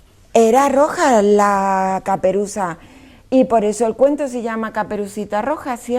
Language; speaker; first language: Spanish; native; Spanish